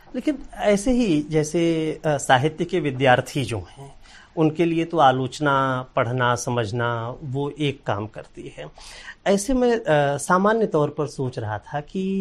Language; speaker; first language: Hindi; native; Hindi